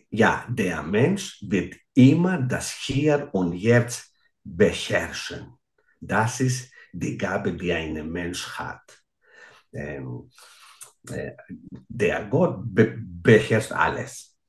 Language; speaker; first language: German; non-native, fluent; Greek